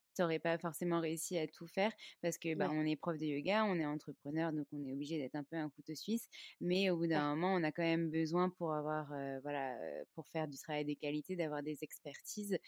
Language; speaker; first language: French; native; French